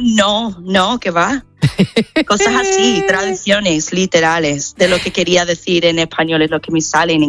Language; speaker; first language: Spanish; non-native, fluent; English